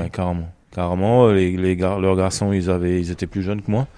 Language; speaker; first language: French; non-native, fluent; German